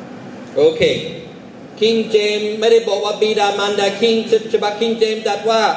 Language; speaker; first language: Thai; non-native, fluent; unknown